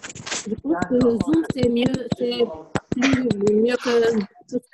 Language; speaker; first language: French; non-native, learner; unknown